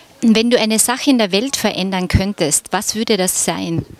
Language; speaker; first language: German; native; German